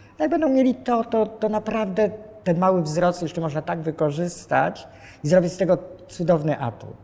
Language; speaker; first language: Polish; native; Polish